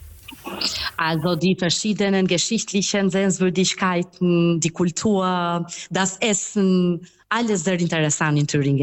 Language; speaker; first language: German; non-native, fluent; Albanian